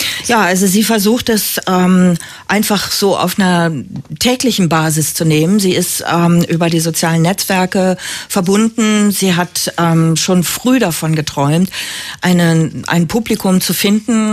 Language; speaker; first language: German; native; German